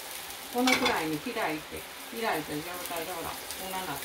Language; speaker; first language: Japanese; native; Japanese